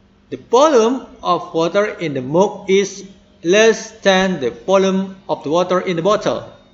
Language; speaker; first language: English; non-native, learner; Indonesian